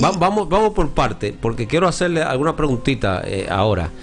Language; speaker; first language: Spanish; native; Spanish